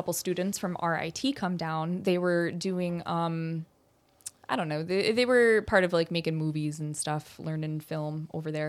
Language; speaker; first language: English; native; English